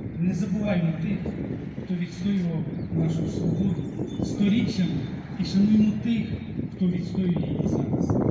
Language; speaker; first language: Ukrainian; native; Ukrainian